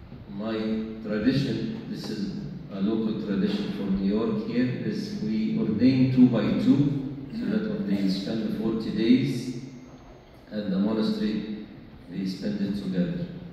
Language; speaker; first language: English; non-native, fluent; Arabic